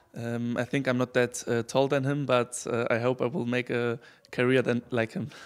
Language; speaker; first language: English; non-native, fluent; German